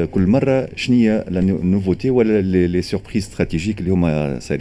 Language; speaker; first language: French; non-native, local second language; Arabic